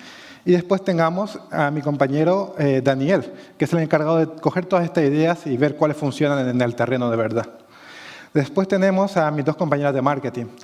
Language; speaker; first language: Spanish; native; Spanish